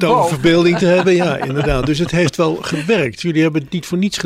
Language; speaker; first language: Dutch; native; Dutch